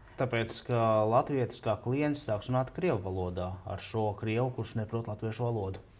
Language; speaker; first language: Latvian; native; Latvian